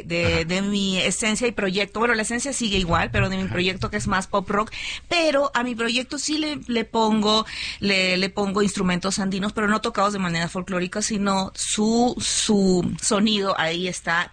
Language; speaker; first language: Spanish; native; Spanish